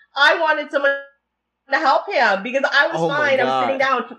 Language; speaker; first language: English; early bilingual, other home language; Italian